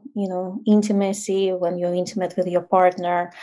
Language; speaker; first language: English; non-native, fluent; Ukrainian